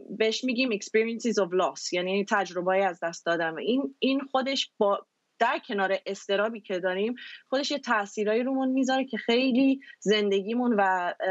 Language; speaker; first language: Persian; early bilingual, heritage; Persian